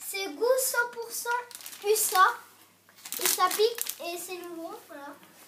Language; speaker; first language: French; non-native, learner; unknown